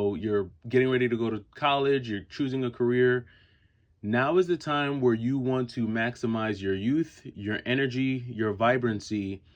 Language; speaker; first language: English; native; English